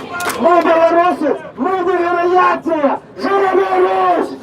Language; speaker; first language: Russian; native; Russian